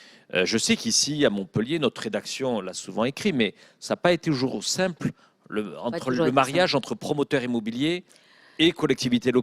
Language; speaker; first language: French; native; French